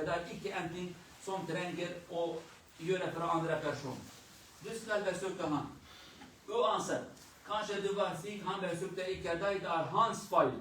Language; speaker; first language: Swedish; non-native, learner; Kurdish